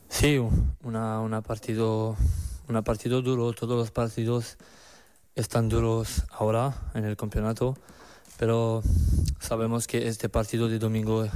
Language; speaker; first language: Spanish; non-native, learner; French